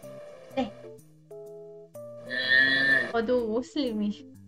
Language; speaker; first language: Korean; non-native, learner; Indonesian